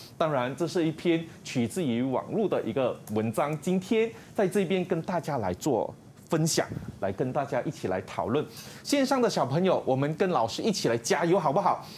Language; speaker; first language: Chinese; native; Chinese